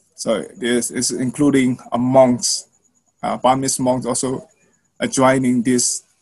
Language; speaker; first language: English; non-native, learner; Burmese